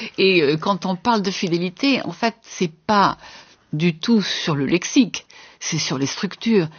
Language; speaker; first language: French; native; French